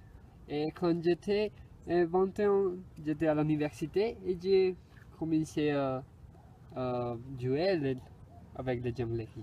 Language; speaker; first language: French; non-native, learner; Spanish